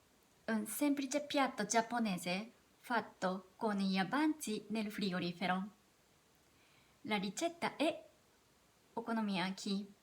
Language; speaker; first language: Italian; non-native, fluent; Japanese